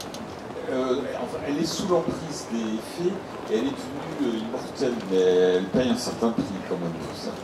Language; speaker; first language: French; native; French